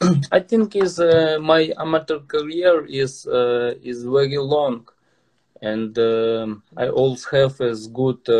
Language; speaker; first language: English; non-native, learner; Russian